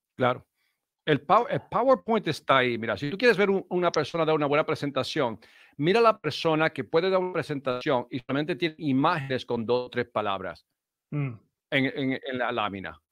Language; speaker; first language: Spanish; early bilingual, heritage; Spanish